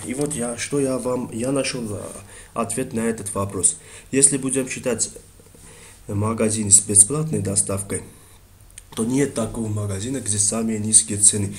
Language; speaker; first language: Russian; non-native, fluent; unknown